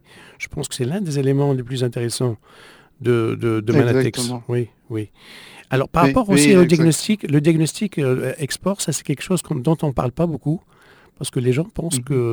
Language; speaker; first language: French; non-native, local second language; Arabic